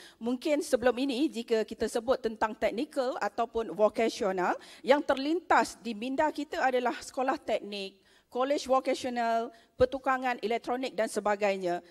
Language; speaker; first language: Malay; native; Malay